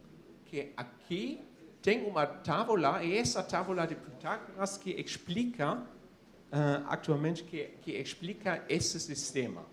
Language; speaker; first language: Portuguese; non-native, fluent; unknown